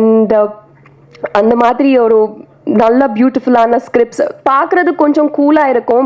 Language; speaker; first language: Tamil; non-native, learner; Telugu